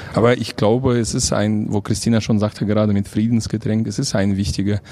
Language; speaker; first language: German; non-native, fluent; Russian